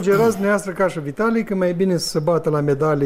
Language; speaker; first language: Romanian; native; Romanian